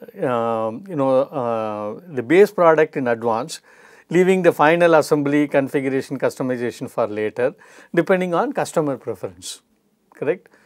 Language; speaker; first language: English; non-native, local second language; Tamil